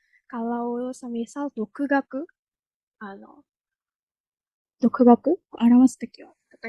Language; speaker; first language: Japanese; non-native, fluent; Indonesian